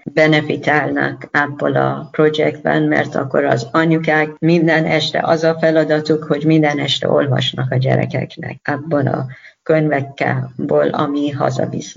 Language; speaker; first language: Hungarian; non-native, learner; Persian